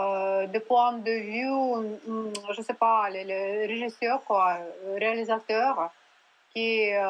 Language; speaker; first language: French; non-native, learner; Russian